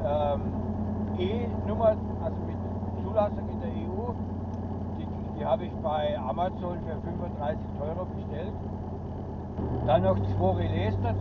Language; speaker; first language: German; native; German